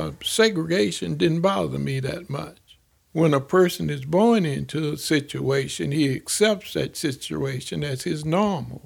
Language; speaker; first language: English; native; English